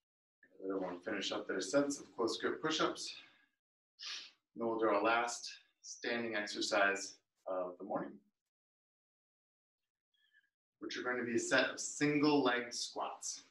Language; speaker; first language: English; native; English